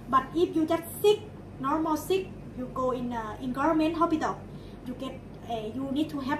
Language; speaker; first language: English; non-native, learner; Thai